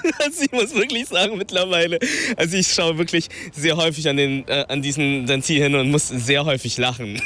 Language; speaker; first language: German; early bilingual, other home language; Vietnamese